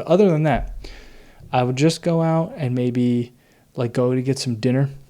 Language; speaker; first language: English; native; English